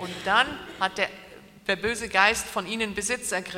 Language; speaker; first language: German; native; German